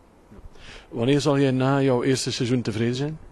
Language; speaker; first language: Dutch; native; Dutch